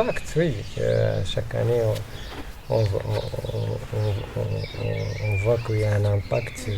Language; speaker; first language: French; non-native, local second language; Arabic